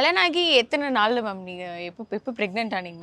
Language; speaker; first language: Tamil; native; Tamil